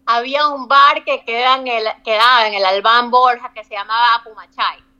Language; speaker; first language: Spanish; native; Spanish